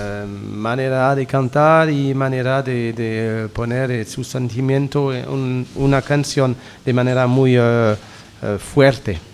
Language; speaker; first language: Spanish; non-native, learner; French